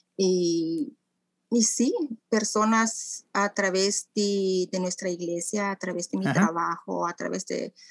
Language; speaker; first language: Spanish; native; Spanish